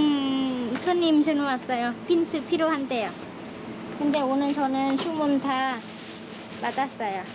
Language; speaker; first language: Korean; non-native, learner; Vietnamese